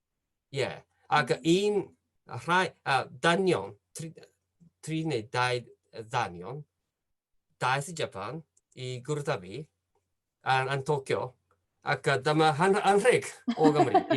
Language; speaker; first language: Welsh; non-native, fluent; Japanese